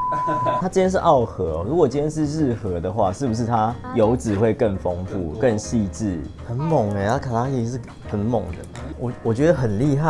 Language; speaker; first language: Chinese; native; Chinese